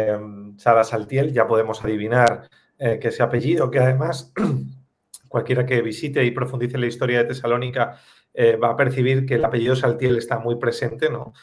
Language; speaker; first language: Spanish; native; Spanish